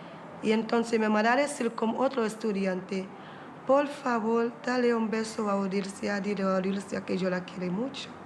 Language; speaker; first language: Spanish; non-native, fluent; Haitian Creole